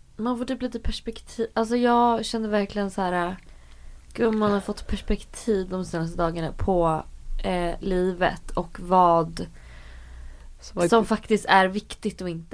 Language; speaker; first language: Swedish; native; Swedish